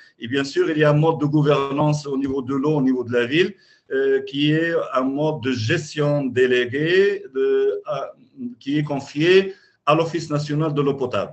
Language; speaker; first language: French; non-native, local second language; Arabic